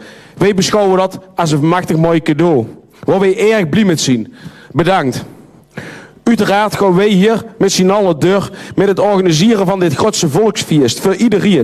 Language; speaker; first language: Dutch; native; Dutch